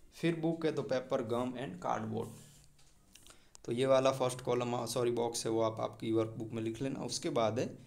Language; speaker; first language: Hindi; native; Hindi